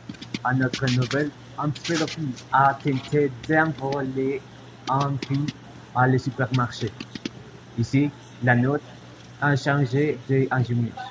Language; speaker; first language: French; non-native, learner; Spanish